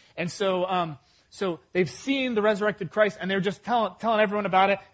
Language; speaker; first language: English; native; English